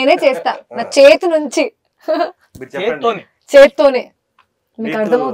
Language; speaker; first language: Telugu; non-native, local second language; Hindi